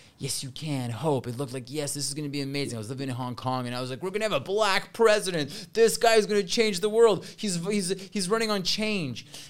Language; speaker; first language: English; early bilingual, other home language; Russian